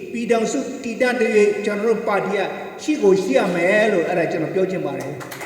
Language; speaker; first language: Burmese; non-native, local second language; Shan